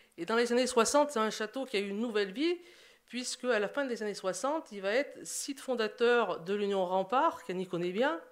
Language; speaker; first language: French; native; French